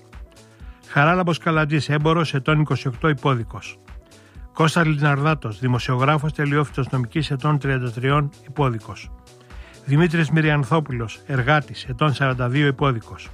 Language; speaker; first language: Greek; native; Greek